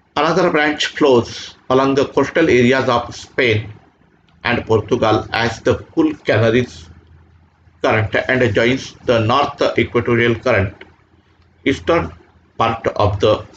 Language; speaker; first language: English; non-native, local second language; Marathi